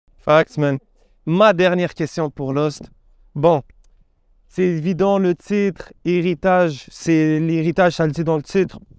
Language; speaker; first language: French; native; French